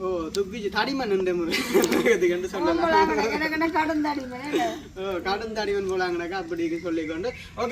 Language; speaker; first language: Tamil; native; Tamil